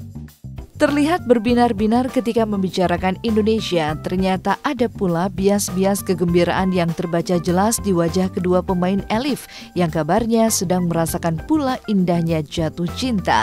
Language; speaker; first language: Indonesian; native; Indonesian